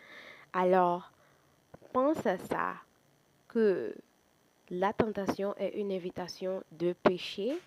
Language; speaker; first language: French; non-native, fluent; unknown